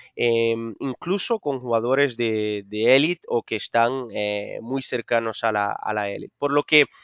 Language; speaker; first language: Spanish; non-native, fluent; Portuguese